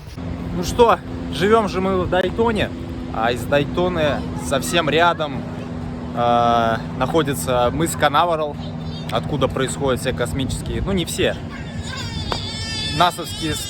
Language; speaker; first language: Russian; native; Russian